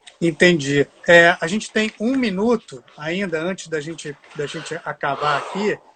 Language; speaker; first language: Portuguese; native; Portuguese